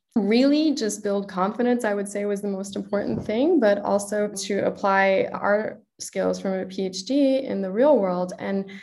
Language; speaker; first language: English; native; English